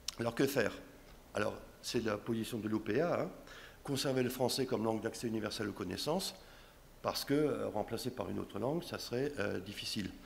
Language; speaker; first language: French; non-native, local second language; Swiss German